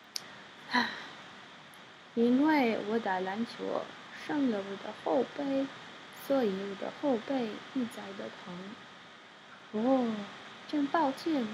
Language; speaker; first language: Chinese; non-native, learner; French